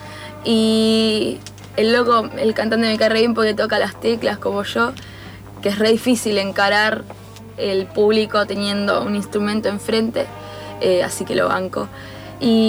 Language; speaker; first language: Spanish; native; Spanish